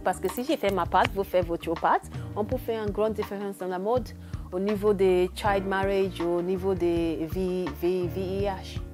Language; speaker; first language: French; non-native, learner; English